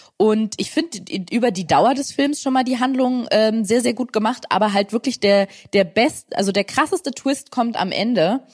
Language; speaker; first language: German; native; German